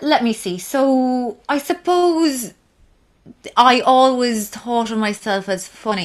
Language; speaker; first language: English; native; English